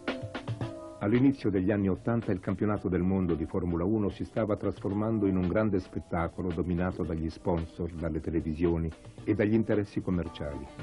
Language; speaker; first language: Italian; native; Italian